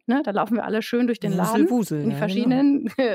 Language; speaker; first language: German; native; German